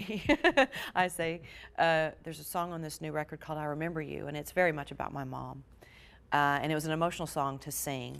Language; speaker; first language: English; native; English